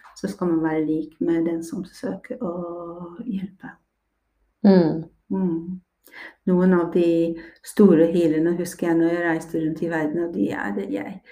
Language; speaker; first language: Norwegian; non-native, fluent; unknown